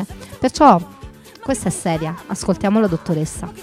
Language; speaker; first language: Italian; native; Italian